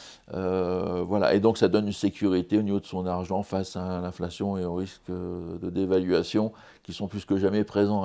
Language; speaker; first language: French; native; French